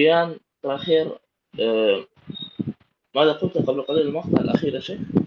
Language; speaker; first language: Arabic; non-native, fluent; Indonesian